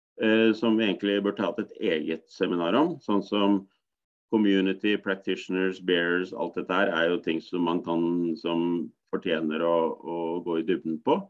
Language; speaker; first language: Norwegian; native; Norwegian